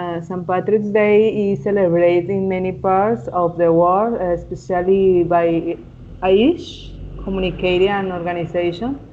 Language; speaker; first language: English; non-native, learner; Spanish